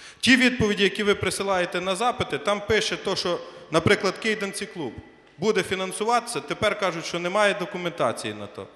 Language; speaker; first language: Ukrainian; native; Ukrainian